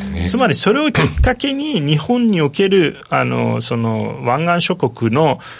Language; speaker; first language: Japanese; non-native, fluent; Turkish